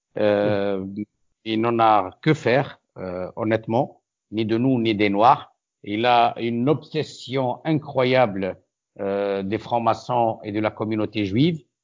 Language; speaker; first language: French; non-native, local second language; Arabic